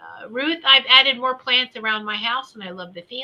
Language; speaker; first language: English; native; English